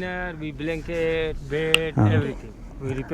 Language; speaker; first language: English; non-native, learner; Hindi